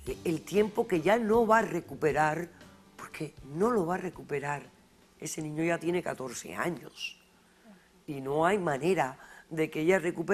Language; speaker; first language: Spanish; native; Spanish